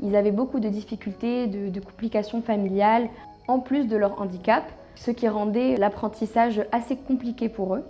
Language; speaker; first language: French; non-native, local second language; Arabic